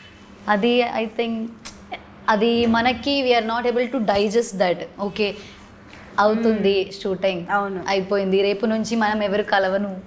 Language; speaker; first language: Telugu; non-native, learner; Malayalam